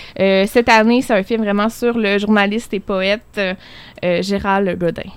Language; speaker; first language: French; native; French